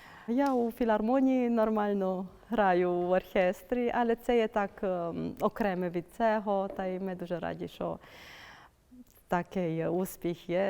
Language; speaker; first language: Ukrainian; early bilingual, heritage; Ukrainian